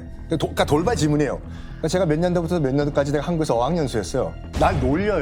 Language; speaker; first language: Korean; native; Korean